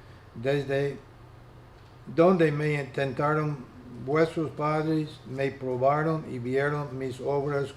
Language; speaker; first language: Spanish; non-native, fluent; English